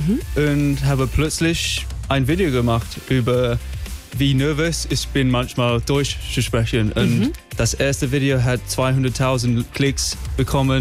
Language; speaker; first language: German; non-native, fluent; English